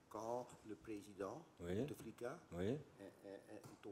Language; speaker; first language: French; non-native, learner; Dutch